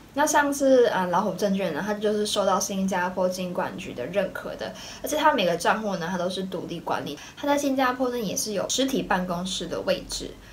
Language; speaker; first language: Chinese; native; Chinese